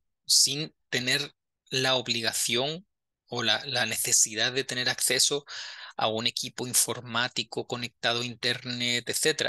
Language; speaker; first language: Spanish; native; Spanish